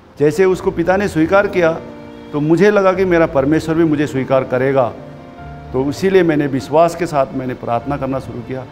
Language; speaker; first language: Hindi; early bilingual, other home language; Nepali